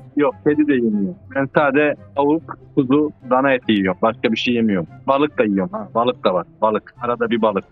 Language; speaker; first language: Turkish; early bilingual, heritage; Turkish